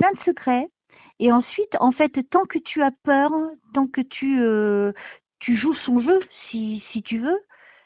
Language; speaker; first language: French; native; French